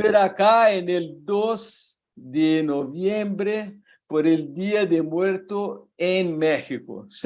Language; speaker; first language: Spanish; non-native, fluent; Portuguese